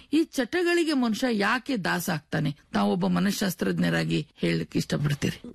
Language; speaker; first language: Kannada; native; Kannada